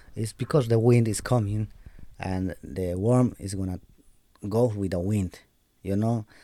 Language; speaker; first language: English; non-native, learner; Spanish